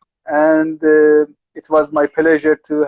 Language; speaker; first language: English; non-native, learner; Persian